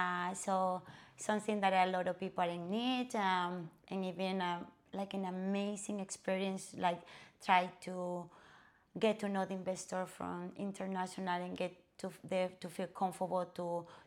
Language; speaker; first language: English; non-native, fluent; Spanish